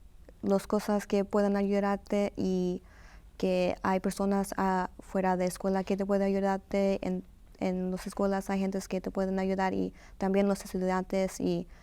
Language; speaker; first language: Spanish; early bilingual, heritage; Spanish